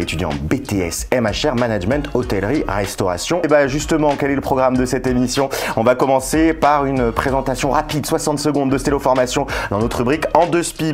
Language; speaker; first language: French; native; French